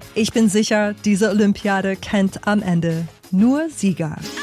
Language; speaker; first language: German; native; German